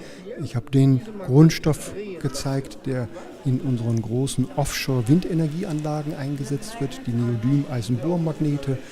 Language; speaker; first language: German; native; German